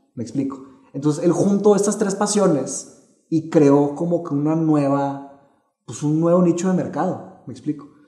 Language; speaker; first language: Spanish; early bilingual, other home language; Portuguese